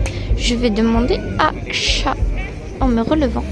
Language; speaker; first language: French; native; French